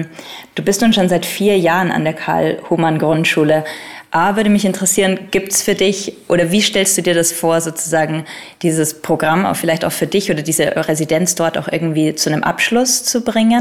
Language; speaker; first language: German; native; German